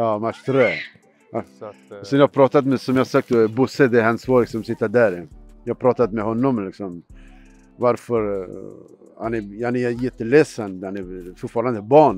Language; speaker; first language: Swedish; non-native, learner; Persian